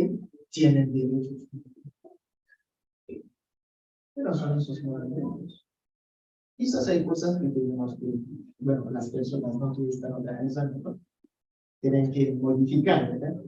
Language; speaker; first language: Spanish; non-native, fluent; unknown